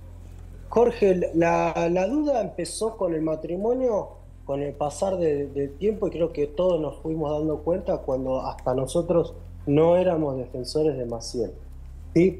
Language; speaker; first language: Spanish; native; Spanish